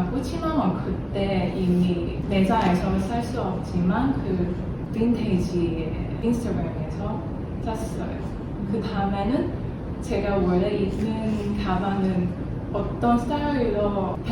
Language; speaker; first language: Korean; non-native, learner; Cantonese